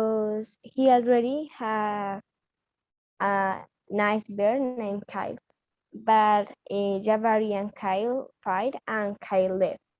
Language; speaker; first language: English; non-native, learner; Spanish